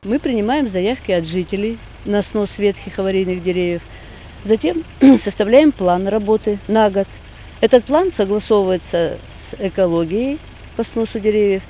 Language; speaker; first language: Russian; native; Russian